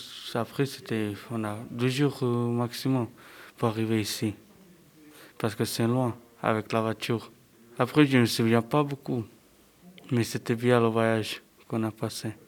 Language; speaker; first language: French; non-native, fluent; Serbian